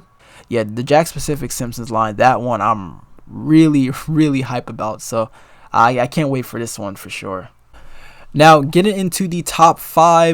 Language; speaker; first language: English; native; English